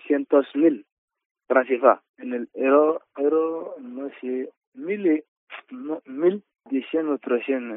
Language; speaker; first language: Spanish; non-native, learner; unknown